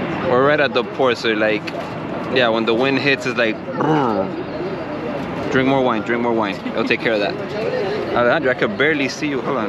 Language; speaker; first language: English; early bilingual, other home language; Spanish